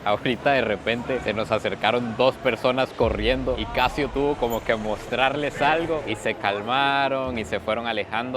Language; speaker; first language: Spanish; native; Spanish